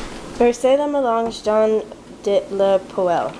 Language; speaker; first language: French; non-native, learner; English